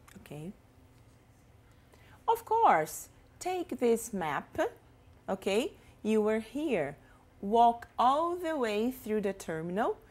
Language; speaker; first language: English; non-native, fluent; Portuguese